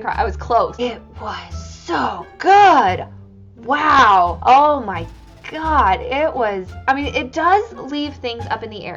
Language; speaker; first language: English; native; English